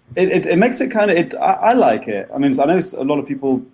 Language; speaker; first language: English; native; English